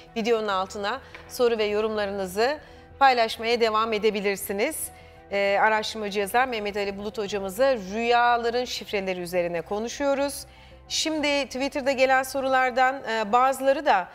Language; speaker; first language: Turkish; native; Turkish